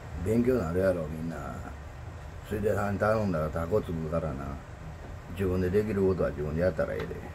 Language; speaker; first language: Japanese; native; Japanese